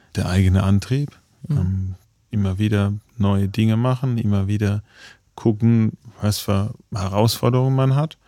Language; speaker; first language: German; native; German